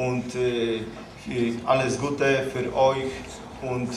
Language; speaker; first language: German; non-native, learner; Polish